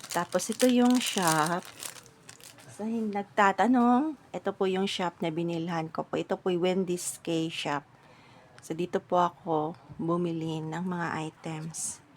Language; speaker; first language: Filipino; native; Filipino